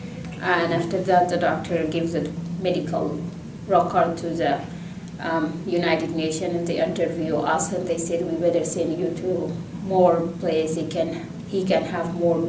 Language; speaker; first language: English; non-native, learner; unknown